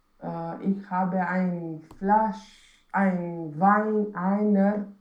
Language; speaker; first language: German; non-native, learner; Romanian